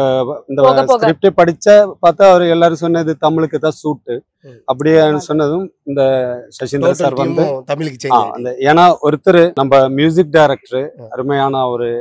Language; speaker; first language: Tamil; non-native, learner; Malayalam